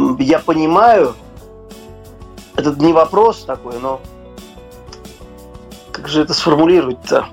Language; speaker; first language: Russian; native; Russian